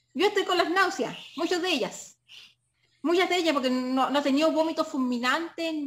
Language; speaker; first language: Spanish; native; Spanish